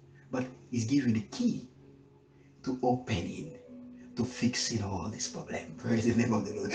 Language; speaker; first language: English; non-native, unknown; Haitian Creole